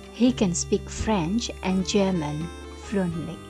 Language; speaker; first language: English; non-native, fluent; Indonesian